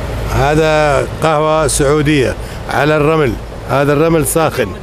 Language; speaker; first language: Arabic; non-native, learner; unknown